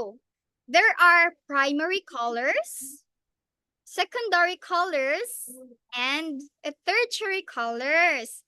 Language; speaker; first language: English; non-native, local second language; Filipino